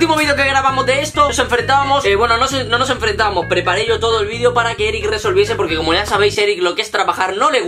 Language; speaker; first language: Spanish; native; Spanish